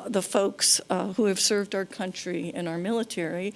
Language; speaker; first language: English; native; English